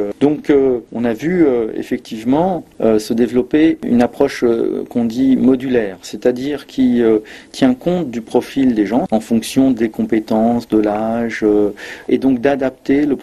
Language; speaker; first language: French; native; French